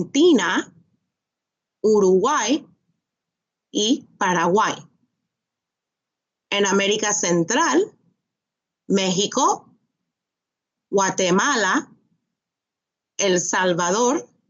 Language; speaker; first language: Spanish; non-native, fluent; English